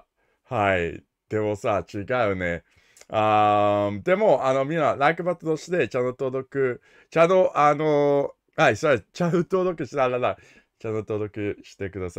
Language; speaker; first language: Japanese; non-native, learner; English